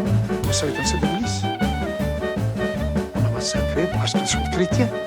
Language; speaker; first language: French; non-native, fluent; Assyrian Neo-Aramaic